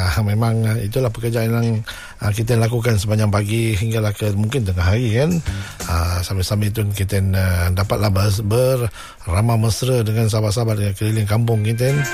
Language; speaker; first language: Malay; non-native, local second language; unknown